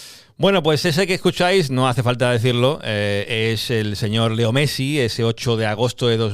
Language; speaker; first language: Spanish; native; Spanish